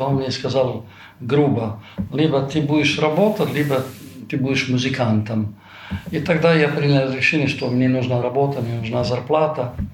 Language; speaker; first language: Russian; non-native, fluent; Italian